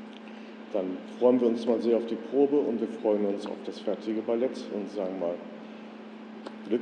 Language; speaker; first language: German; native; German